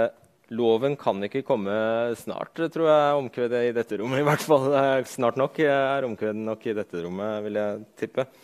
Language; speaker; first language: Norwegian; native; Norwegian